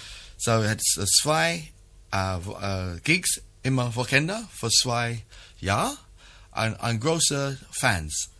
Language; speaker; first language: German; non-native, learner; English